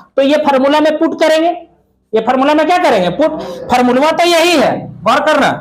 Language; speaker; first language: Hindi; native; Hindi